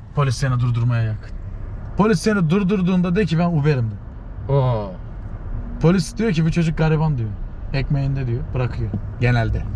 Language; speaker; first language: Turkish; native; Turkish